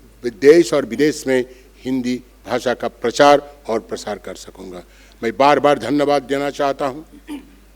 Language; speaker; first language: Hindi; non-native, local second language; Bangla